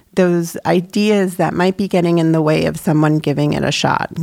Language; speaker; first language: English; native; English